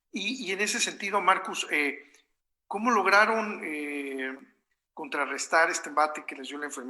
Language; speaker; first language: Spanish; native; Spanish